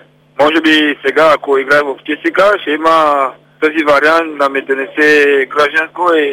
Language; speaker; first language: Bulgarian; non-native, learner; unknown